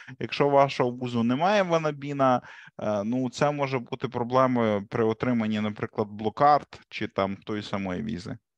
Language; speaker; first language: Ukrainian; native; Ukrainian